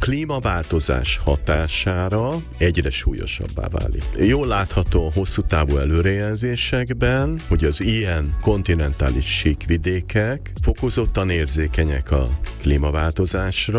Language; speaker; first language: Hungarian; native; Hungarian